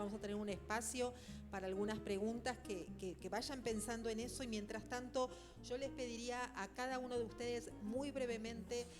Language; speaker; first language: Spanish; native; Spanish